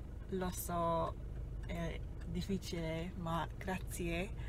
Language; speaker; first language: Italian; non-native, learner; English